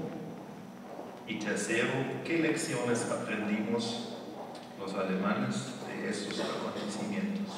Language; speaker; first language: Spanish; non-native, fluent; German